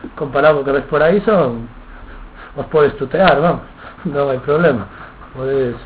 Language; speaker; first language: Spanish; non-native, local second language; Galician